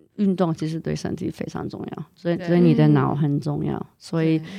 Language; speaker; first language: Chinese; non-native, fluent; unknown